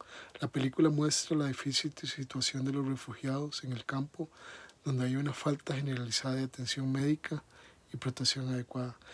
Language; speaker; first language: Spanish; native; Spanish